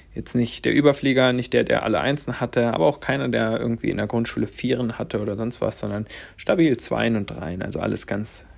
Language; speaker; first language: German; native; German